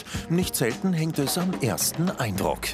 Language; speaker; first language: German; native; German